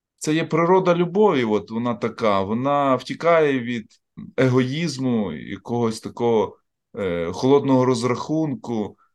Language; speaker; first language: Ukrainian; native; Ukrainian